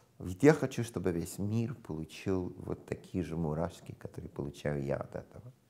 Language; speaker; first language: Russian; non-native, fluent; English